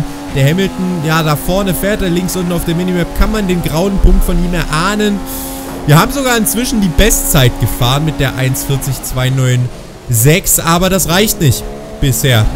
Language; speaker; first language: German; native; German